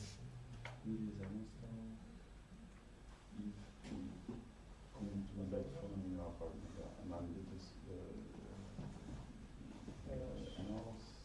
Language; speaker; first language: Dutch; non-native, learner; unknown